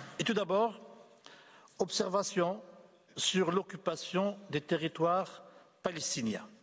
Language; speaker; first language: French; non-native, local second language; Arabic